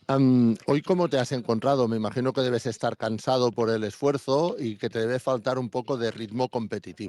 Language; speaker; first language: Spanish; native; Spanish